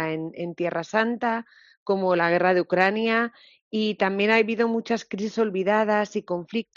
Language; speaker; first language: Spanish; native; Spanish